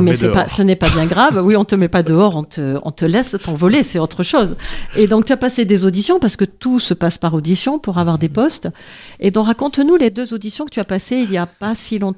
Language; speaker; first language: French; native; French